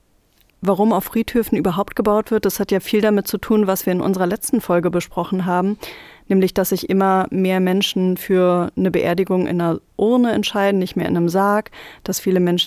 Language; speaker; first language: German; native; German